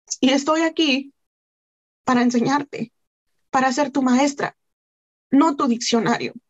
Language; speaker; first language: Spanish; non-native, local second language; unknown